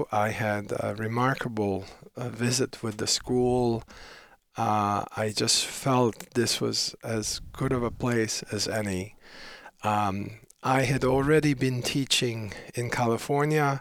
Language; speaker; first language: English; non-native, fluent; Bosnian